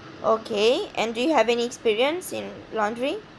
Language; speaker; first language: English; non-native, fluent; Romanian